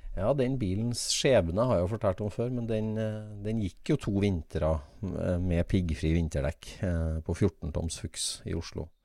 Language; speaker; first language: Norwegian; native; Norwegian